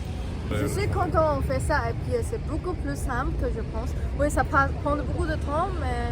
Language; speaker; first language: French; non-native, learner; Chinese